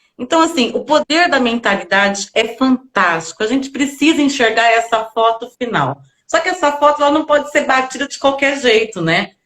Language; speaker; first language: Portuguese; native; Portuguese